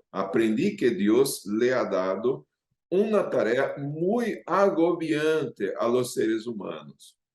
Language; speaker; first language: Spanish; non-native, fluent; Portuguese